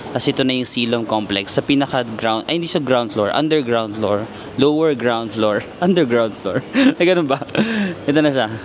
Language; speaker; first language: Filipino; native; Filipino